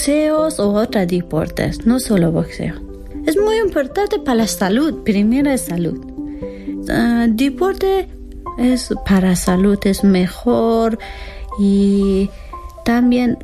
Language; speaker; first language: Spanish; non-native, learner; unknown